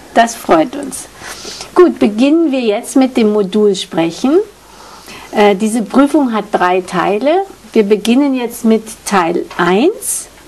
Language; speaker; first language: German; native; German